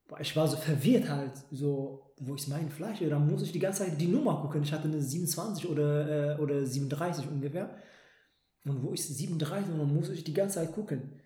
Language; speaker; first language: German; non-native, fluent; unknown